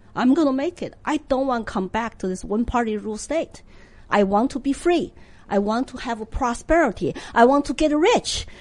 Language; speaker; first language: English; non-native, fluent; Chinese